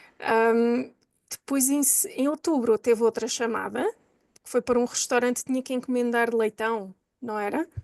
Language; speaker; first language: Portuguese; native; Portuguese